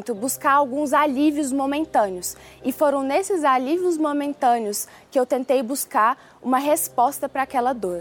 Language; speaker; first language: Portuguese; early bilingual, other home language; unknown